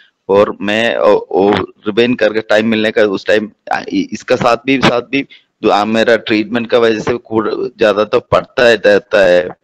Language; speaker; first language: Hindi; non-native, local second language; Malayalam